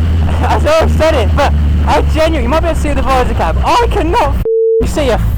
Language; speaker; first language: English; native; English